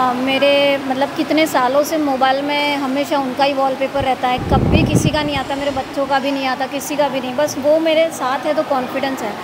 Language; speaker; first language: Hindi; native; Hindi